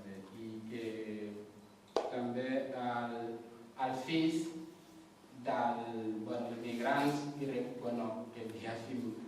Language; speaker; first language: Catalan; non-native, fluent; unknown